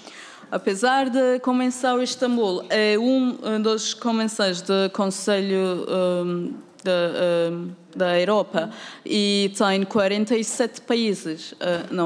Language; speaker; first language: Portuguese; non-native, fluent; Turkish